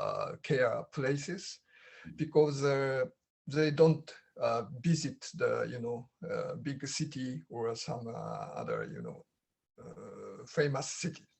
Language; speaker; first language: English; non-native, learner; Japanese